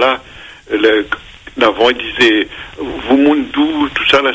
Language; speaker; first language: French; non-native, local second language; Réunion Creole French